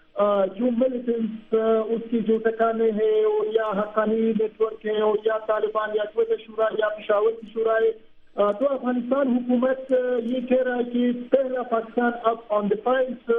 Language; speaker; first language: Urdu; non-native, fluent; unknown